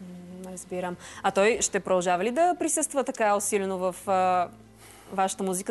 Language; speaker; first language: Bulgarian; native; Bulgarian